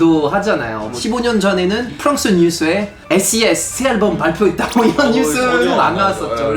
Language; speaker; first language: Korean; non-native, fluent; French